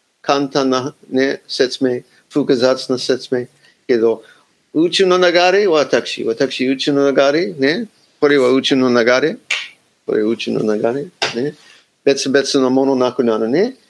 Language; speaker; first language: Japanese; non-native, fluent; English